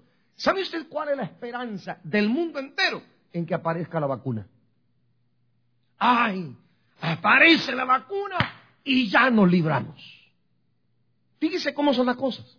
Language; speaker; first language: Spanish; native; Spanish